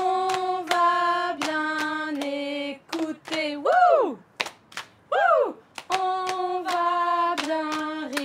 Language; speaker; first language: French; native; French